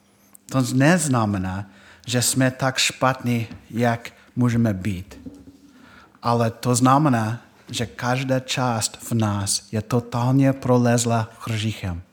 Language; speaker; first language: Czech; non-native, fluent; English